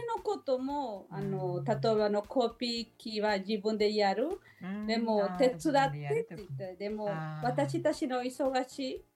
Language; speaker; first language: Japanese; non-native, learner; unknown